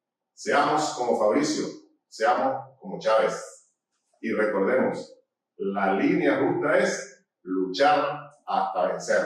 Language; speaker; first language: Spanish; native; Spanish